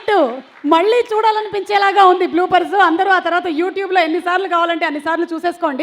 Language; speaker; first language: Telugu; native; Telugu